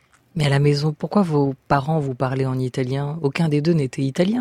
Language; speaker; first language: French; native; French